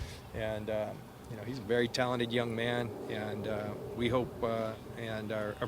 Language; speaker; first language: English; native; English